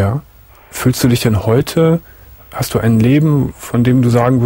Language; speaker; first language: German; native; German